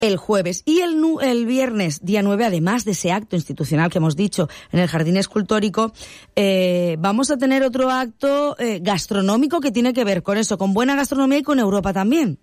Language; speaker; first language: Spanish; native; Spanish